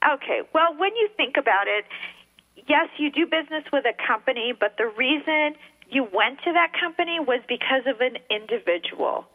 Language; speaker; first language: English; early bilingual, other home language; Spanish